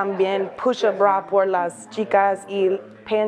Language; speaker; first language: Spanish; non-native, learner; English